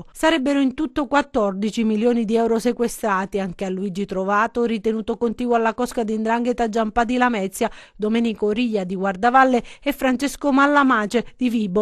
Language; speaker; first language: Italian; native; Italian